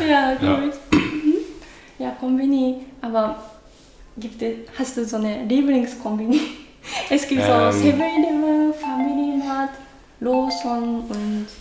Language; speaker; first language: German; non-native, learner; Japanese